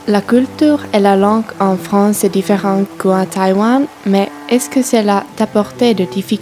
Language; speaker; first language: French; non-native, learner; Finnish